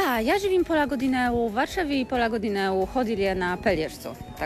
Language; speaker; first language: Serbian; non-native, learner; Polish